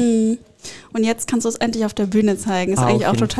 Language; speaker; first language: German; native; German